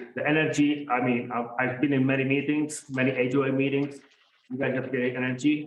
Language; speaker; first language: English; non-native, fluent; Czech